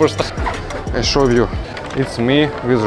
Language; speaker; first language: English; non-native, learner; Russian